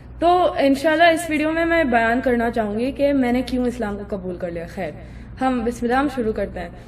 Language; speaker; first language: Urdu; non-native, fluent; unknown